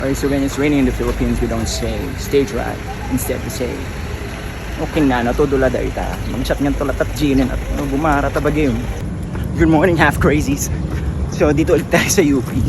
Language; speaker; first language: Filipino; non-native, local second language; Iloko